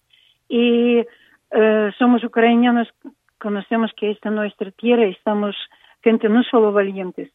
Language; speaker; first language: Spanish; non-native, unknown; Ukrainian